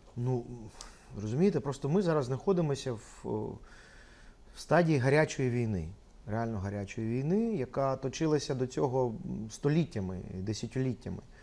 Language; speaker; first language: Ukrainian; non-native, local second language; Russian